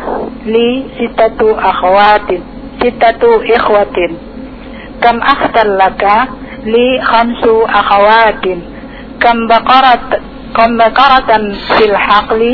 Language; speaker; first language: Arabic; non-native, learner; Indonesian